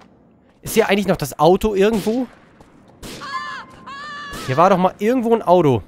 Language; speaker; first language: German; native; German